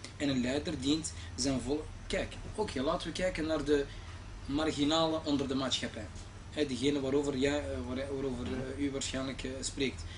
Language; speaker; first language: Dutch; early bilingual, other home language; Arabic